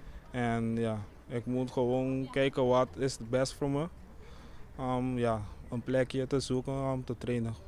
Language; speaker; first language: Dutch; non-native, local second language; Papiamento